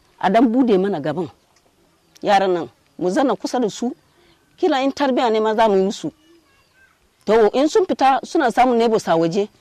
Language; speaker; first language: Hausa; non-native, local second language; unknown